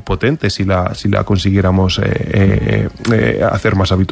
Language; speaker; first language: Spanish; native; Spanish